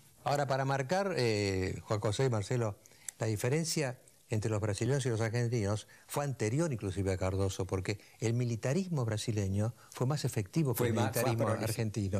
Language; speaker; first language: Spanish; native; Spanish